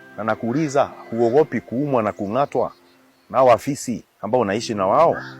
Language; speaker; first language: Swahili; non-native, local second language; Kikuyu